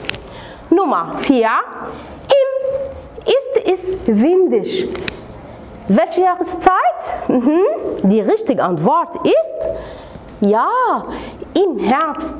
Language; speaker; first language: German; non-native, fluent; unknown